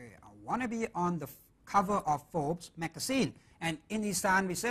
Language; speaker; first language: English; non-native, fluent; Thai